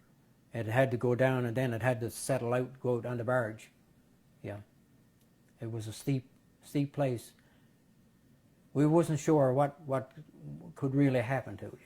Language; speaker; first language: English; native; English